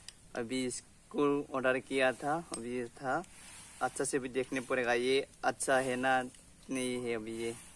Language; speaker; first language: Hindi; non-native, local second language; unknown